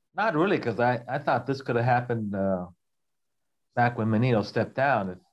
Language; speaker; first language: English; native; English